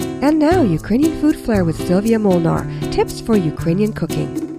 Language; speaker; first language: English; early bilingual, other home language; Ukrainian